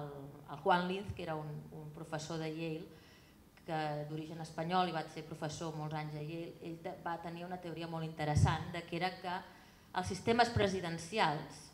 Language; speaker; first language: Catalan; native; Catalan